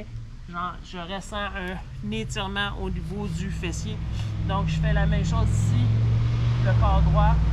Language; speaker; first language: French; native; French